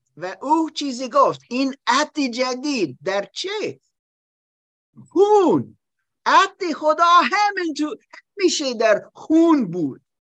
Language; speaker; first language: Persian; non-native, learner; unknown